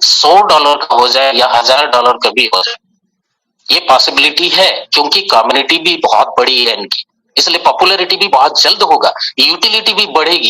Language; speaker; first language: Hindi; native; Hindi